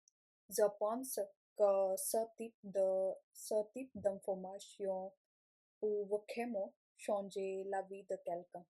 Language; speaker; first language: French; non-native, learner; Punjabi